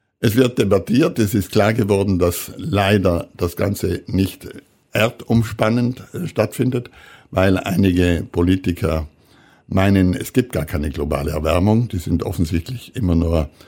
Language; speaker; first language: German; native; German